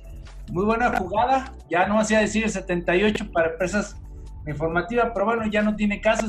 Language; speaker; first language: Spanish; native; Spanish